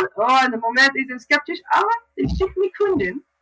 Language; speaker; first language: German; non-native, learner; English